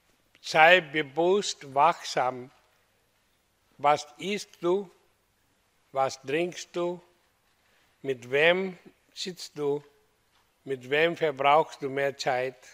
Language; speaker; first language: German; non-native, fluent; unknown